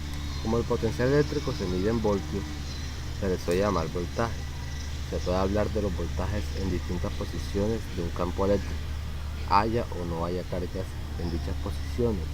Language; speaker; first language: Spanish; native; Spanish